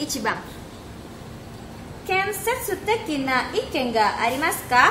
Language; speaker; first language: Japanese; non-native, learner; Indonesian